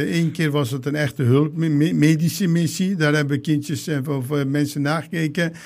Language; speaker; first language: Dutch; early bilingual, other home language; Turkish